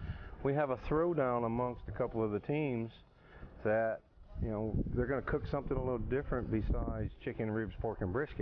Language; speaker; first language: English; native; English